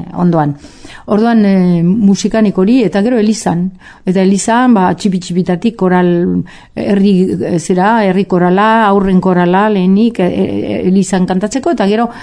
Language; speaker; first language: Basque; native; Basque